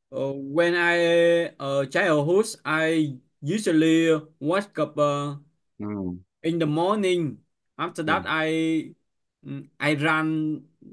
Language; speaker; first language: English; non-native, learner; Vietnamese